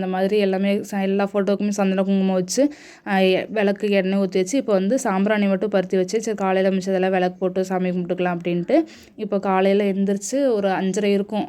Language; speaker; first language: Tamil; native; Tamil